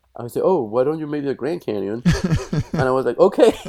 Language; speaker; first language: English; non-native, fluent; Spanish